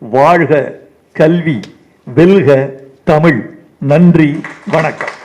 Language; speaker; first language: Tamil; native; Tamil